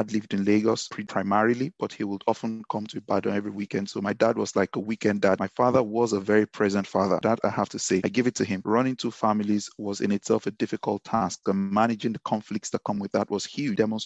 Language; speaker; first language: English; non-native, local second language; Yoruba